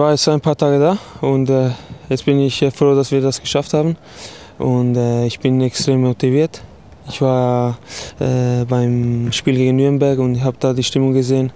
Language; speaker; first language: German; non-native, fluent; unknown